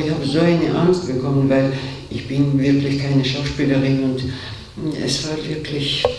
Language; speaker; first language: German; non-native, fluent; Georgian